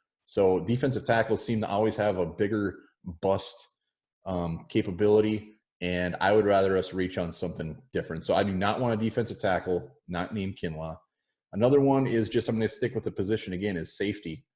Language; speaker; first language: English; native; English